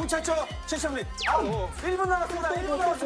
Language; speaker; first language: Korean; native; Korean